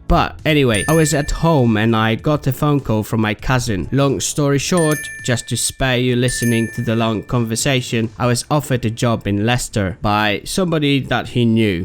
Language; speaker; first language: English; non-native, fluent; Polish